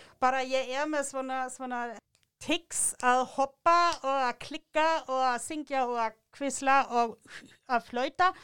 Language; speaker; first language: Icelandic; non-native, fluent; German